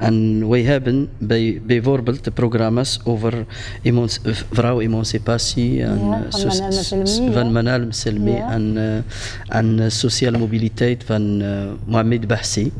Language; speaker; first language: Dutch; non-native, fluent; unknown